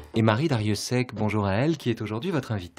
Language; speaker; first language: French; native; French